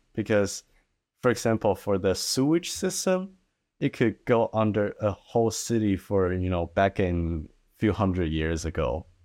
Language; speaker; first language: English; early bilingual, other home language; Chinese